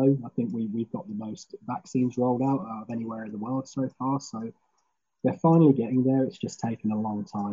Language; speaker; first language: English; native; English